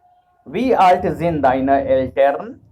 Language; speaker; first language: German; non-native, learner; Urdu